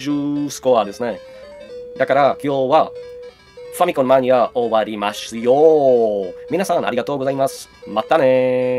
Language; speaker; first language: Japanese; non-native, learner; Czech